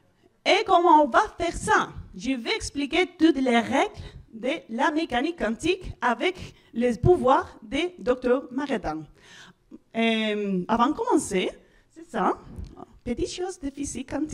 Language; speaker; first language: French; non-native, learner; Spanish